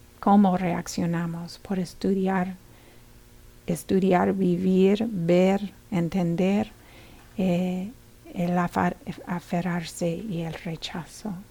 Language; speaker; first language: Spanish; non-native, fluent; English